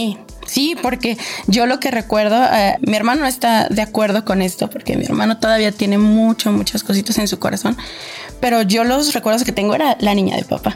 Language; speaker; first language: Spanish; native; Spanish